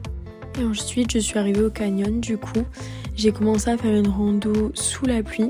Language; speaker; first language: French; native; French